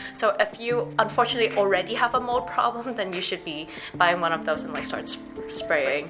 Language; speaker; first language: English; native; English